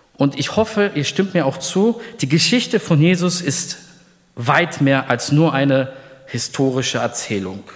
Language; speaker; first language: German; early bilingual, other home language; Polish